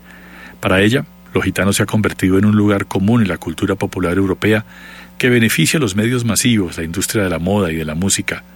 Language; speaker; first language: Spanish; native; Spanish